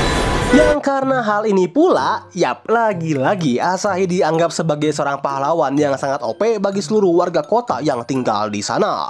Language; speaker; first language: Indonesian; native; Indonesian